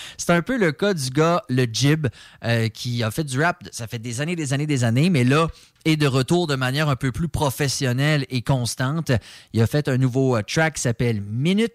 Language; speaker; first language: French; native; French